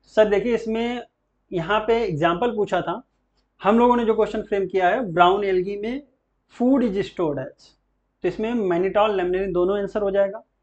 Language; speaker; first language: Hindi; native; Hindi